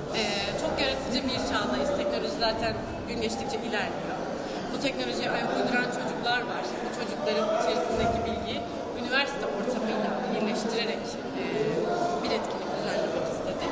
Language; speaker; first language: Turkish; native; Turkish